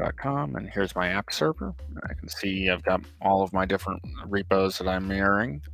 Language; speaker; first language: English; native; English